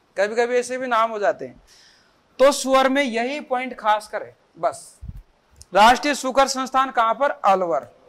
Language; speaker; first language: Hindi; native; Hindi